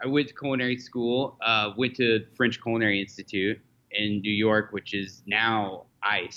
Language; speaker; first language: English; native; English